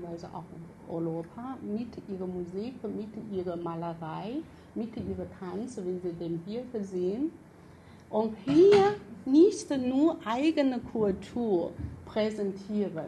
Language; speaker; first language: German; non-native, fluent; Chinese